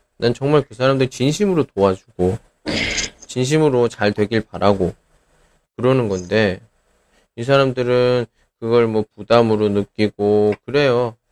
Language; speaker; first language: Korean; native; Korean